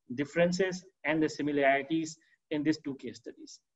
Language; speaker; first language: English; non-native, local second language; Manipuri